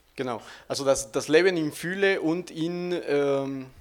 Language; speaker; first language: German; non-native, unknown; Spanish